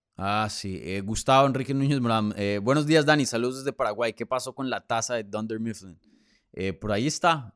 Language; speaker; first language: Spanish; native; Spanish